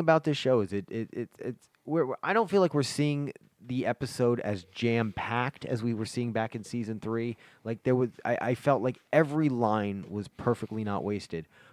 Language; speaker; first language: English; native; English